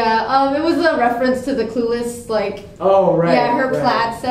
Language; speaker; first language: English; native; English